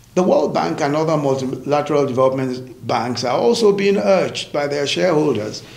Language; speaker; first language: English; non-native, local second language; Yoruba